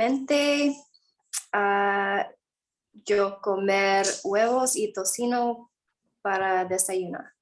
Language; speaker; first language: Spanish; non-native, learner; English